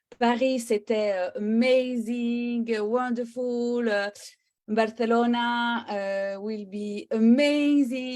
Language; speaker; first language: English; non-native, learner; French